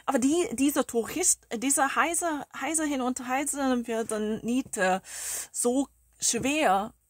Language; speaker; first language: German; non-native, learner; Korean